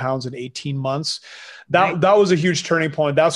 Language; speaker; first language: English; non-native, fluent; French